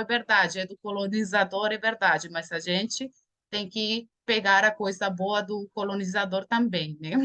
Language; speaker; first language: Portuguese; non-native, fluent; Spanish